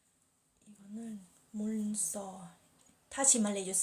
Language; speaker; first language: Korean; non-native, learner; Thai